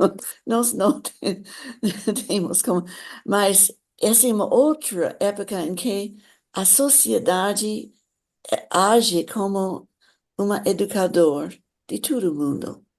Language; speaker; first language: Portuguese; non-native, fluent; English